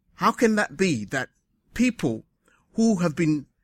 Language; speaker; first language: English; non-native, local second language; Shona